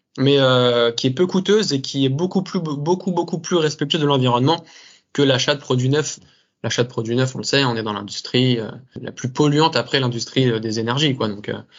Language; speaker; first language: French; native; French